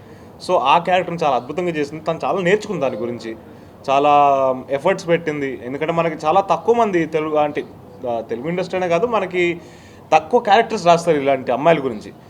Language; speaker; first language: Telugu; native; Telugu